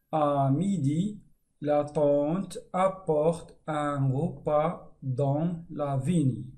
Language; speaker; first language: French; non-native, fluent; Arabic